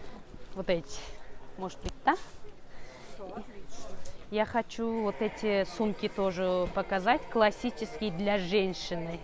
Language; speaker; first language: Russian; non-native, learner; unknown